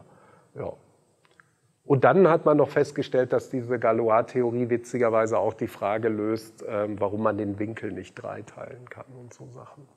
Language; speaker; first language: German; native; German